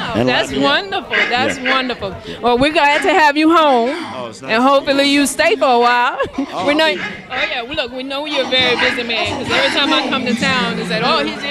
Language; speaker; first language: English; native; English